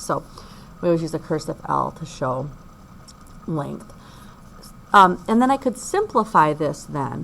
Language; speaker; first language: English; native; English